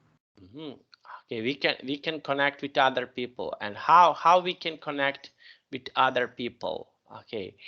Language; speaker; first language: English; non-native, fluent; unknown